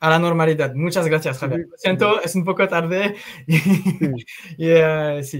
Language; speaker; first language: Spanish; non-native, fluent; French